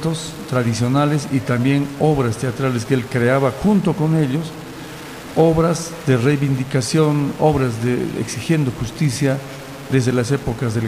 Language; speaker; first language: Spanish; non-native, local second language; Quechua